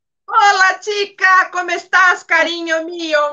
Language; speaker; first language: Spanish; non-native, fluent; Portuguese